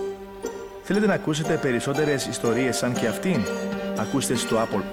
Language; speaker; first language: Greek; native; Greek